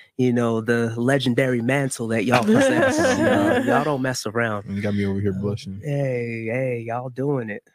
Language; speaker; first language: English; early bilingual, other home language; Haitian Creole